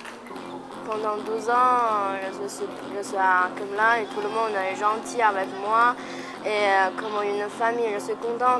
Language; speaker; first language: French; non-native, learner; Chinese